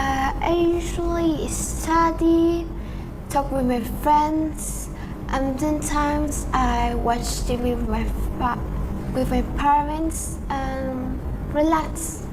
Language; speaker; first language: English; non-native, learner; Spanish